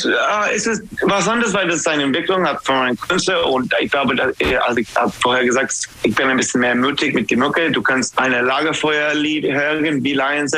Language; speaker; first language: German; non-native, fluent; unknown